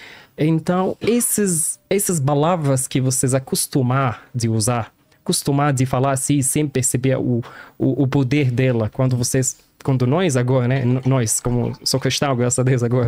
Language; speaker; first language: Portuguese; non-native, learner; Arabic